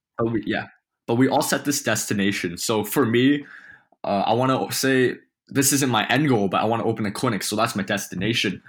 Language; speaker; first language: English; early bilingual, other home language; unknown